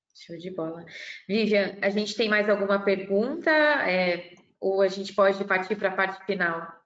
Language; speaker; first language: Portuguese; native; Portuguese